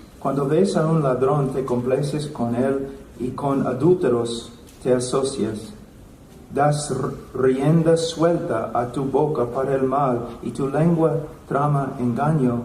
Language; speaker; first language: Spanish; non-native, fluent; English